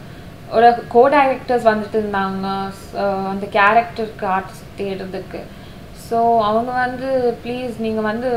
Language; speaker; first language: Tamil; non-native, fluent; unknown